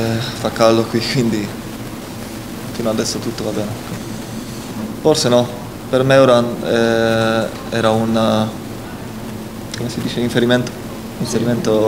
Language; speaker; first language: Italian; non-native, fluent; Slovak